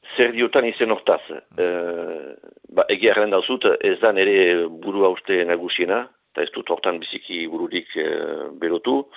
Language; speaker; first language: Basque; native; Basque